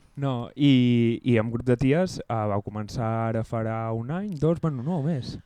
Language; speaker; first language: Catalan; native; Catalan